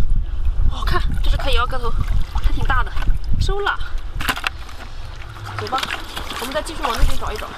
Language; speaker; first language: Chinese; native; Chinese